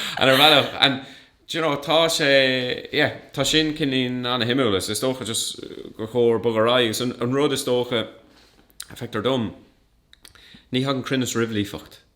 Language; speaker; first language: Irish; non-native, local second language; English